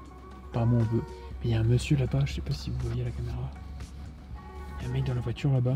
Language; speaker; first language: French; native; French